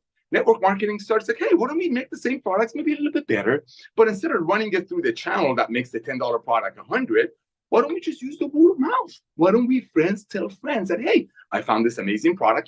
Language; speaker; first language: English; native; English